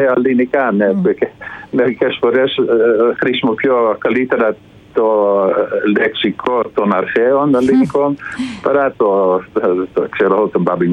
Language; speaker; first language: Greek; non-native, fluent; Dutch